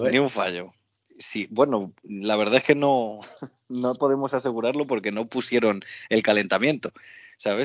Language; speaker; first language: Spanish; native; Spanish